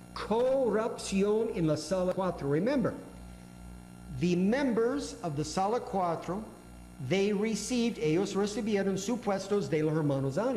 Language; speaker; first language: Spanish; non-native, learner; English